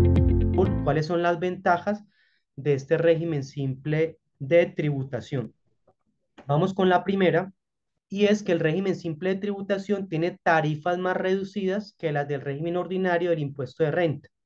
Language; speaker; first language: Spanish; native; Spanish